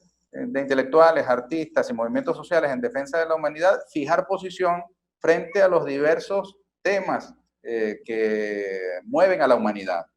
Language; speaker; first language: Spanish; native; Spanish